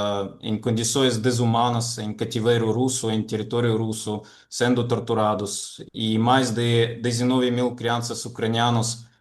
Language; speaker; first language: Portuguese; non-native, fluent; Ukrainian